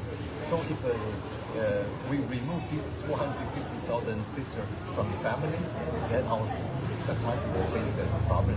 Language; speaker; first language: English; non-native, fluent; Chinese